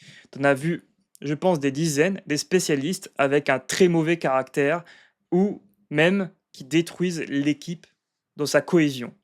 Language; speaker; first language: French; native; French